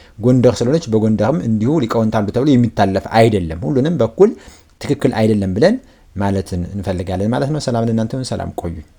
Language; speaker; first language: Amharic; native; Amharic